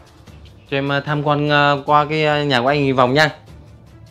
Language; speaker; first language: Vietnamese; native; Vietnamese